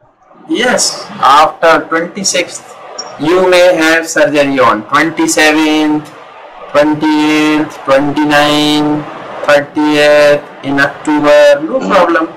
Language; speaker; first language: English; non-native, local second language; Hindi